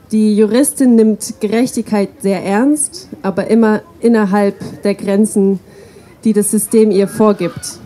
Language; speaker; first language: German; non-native, fluent; English